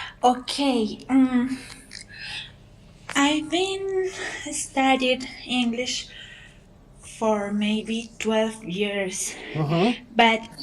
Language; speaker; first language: English; non-native, learner; Spanish